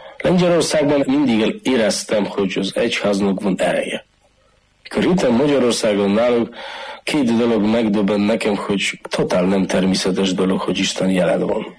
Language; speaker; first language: Hungarian; non-native, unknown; Polish